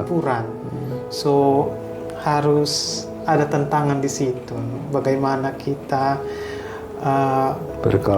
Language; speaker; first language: Indonesian; non-native, fluent; Hiligaynon